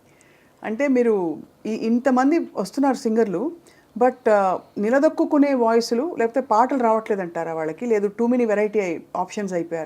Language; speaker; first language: Telugu; native; Telugu